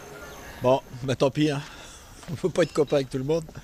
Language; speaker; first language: French; native; French